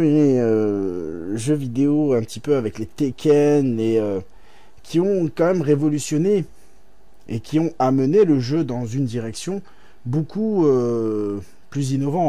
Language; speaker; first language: French; native; French